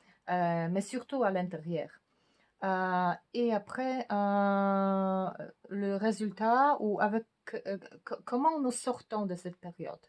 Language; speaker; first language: French; non-native, fluent; Polish